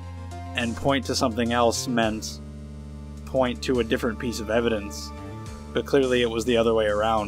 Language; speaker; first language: English; native; English